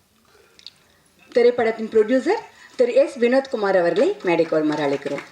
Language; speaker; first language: Tamil; native; Tamil